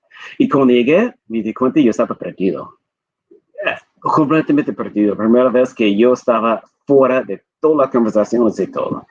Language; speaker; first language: Spanish; non-native, fluent; English